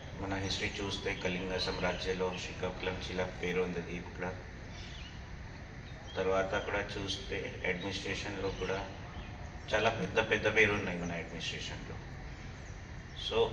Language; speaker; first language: Telugu; non-native, local second language; Hindi